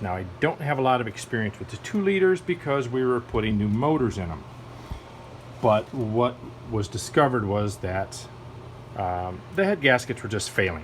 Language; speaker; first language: English; native; English